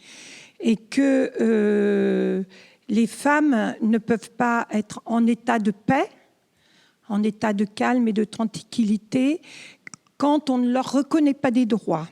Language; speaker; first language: French; native; French